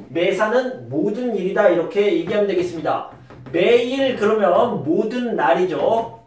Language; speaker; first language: Korean; native; Korean